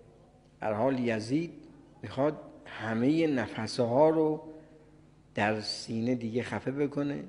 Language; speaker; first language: Persian; native; Persian